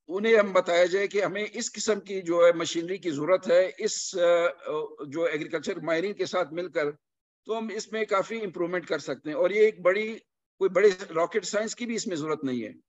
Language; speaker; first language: Urdu; non-native, local second language; Punjabi